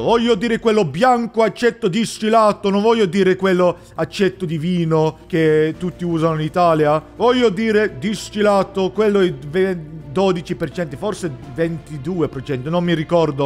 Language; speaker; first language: Italian; non-native, learner; English